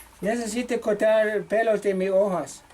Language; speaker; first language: Spanish; non-native, learner; English